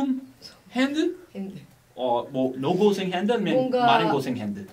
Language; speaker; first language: Korean; non-native, fluent; English